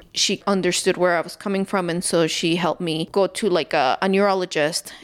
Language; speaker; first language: English; early bilingual, other home language; Spanish